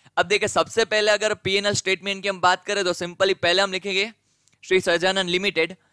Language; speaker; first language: Hindi; non-native, local second language; Gujarati